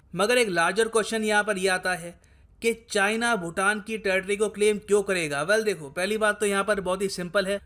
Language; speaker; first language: Hindi; native; Hindi